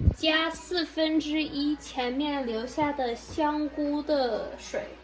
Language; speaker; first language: Chinese; early bilingual, heritage; Chinese